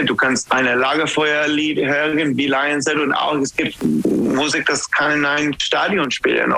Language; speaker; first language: German; non-native, fluent; English